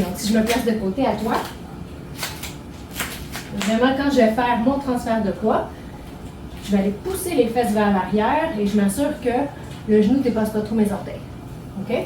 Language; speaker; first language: French; native; French